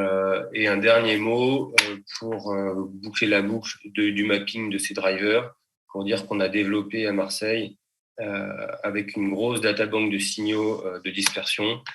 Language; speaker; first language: French; native; French